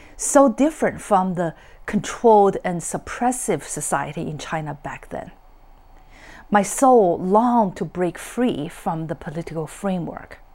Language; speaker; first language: English; non-native, fluent; Chinese